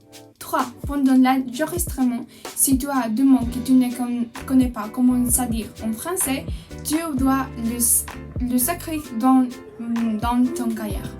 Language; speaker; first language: French; non-native, learner; Spanish